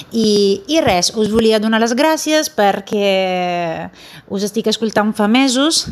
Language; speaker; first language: Catalan; non-native, fluent; Italian